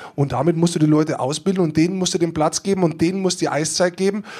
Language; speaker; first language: German; native; German